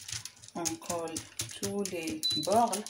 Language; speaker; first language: French; non-native, local second language; Arabic